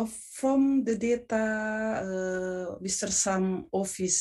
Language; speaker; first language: English; non-native, fluent; Indonesian